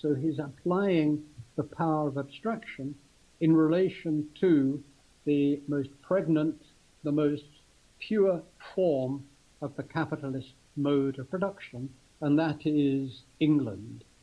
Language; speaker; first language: English; native; English